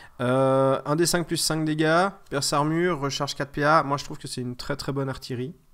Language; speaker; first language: French; native; French